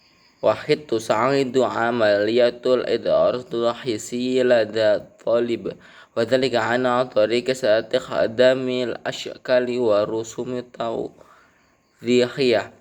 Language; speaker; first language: Arabic; non-native, learner; Indonesian